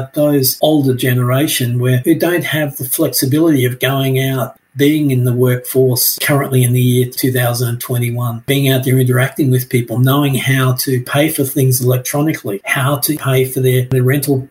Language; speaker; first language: English; native; English